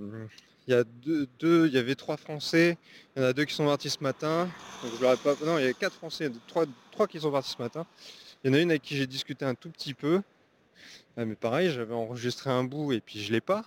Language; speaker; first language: French; native; French